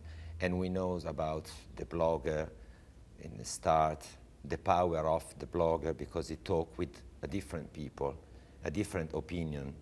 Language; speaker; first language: English; non-native, learner; Italian